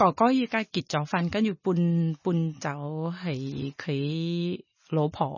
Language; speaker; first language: Cantonese; non-native, fluent; Thai